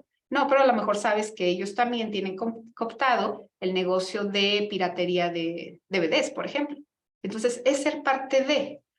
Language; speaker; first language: Spanish; native; Spanish